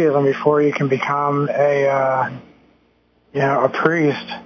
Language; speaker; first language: English; native; English